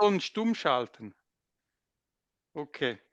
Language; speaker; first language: German; non-native, local second language; French